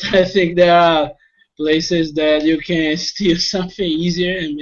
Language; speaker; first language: English; non-native, fluent; Portuguese